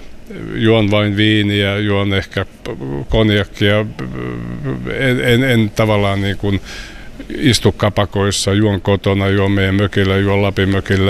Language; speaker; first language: Finnish; native; Finnish